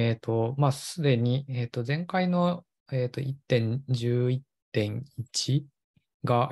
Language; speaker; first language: Japanese; native; Japanese